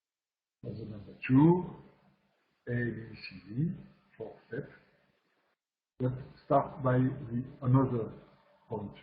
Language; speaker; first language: English; non-native, learner; French